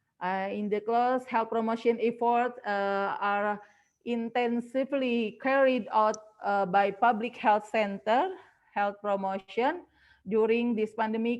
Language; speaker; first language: English; non-native, learner; Indonesian